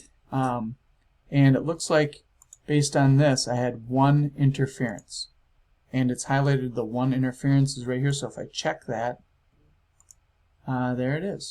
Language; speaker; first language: English; native; English